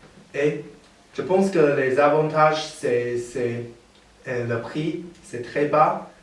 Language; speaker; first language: French; non-native, learner; Chinese